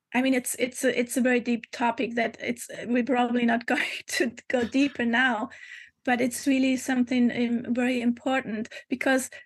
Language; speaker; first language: English; non-native, fluent; German